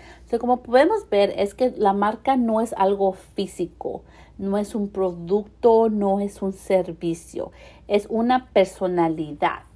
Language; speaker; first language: Spanish; early bilingual, heritage; Spanish